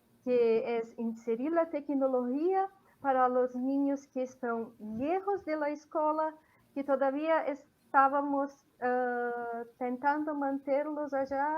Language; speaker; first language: Spanish; non-native, fluent; Portuguese